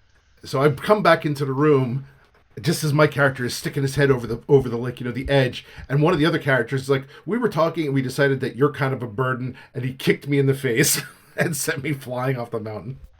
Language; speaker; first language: English; native; English